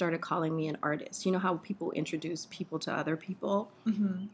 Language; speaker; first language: English; native; English